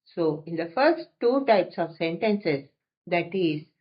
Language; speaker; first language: English; non-native, local second language; Telugu